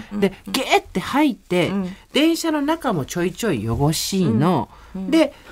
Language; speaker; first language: Japanese; native; Japanese